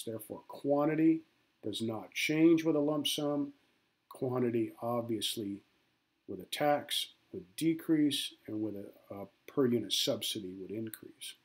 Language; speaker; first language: English; native; English